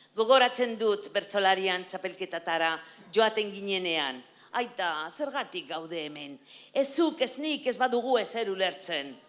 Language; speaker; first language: Basque; non-native, local second language; Spanish